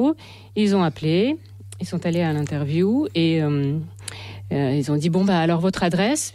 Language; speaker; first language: French; non-native, fluent; Russian